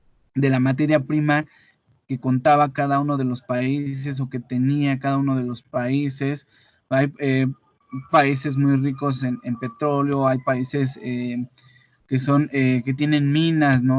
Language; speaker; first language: Spanish; native; Spanish